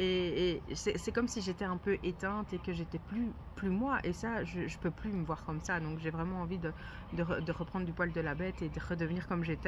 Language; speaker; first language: French; native; French